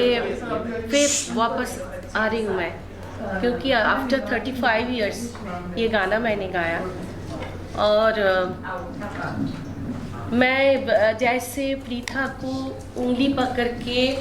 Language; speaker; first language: Hindi; non-native, local second language; Bangla